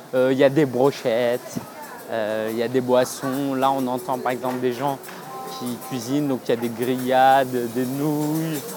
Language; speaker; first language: French; native; French